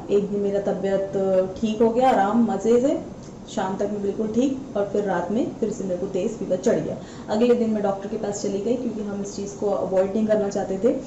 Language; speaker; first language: Hindi; non-native, local second language; Malayalam